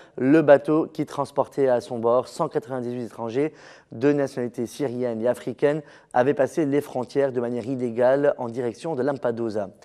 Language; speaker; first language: French; non-native, local second language; Arabic